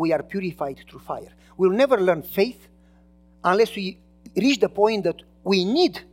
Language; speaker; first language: English; non-native, fluent; Romanian